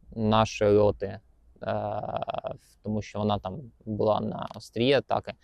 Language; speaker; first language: Ukrainian; native; Ukrainian